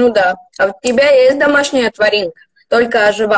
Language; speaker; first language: Russian; non-native, local second language; Ukrainian